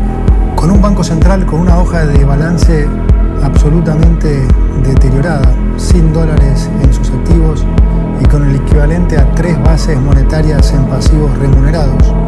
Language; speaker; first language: Spanish; native; Spanish